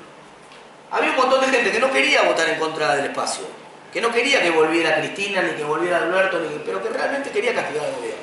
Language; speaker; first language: Spanish; native; Spanish